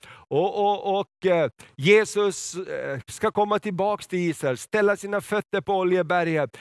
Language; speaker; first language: Swedish; native; Swedish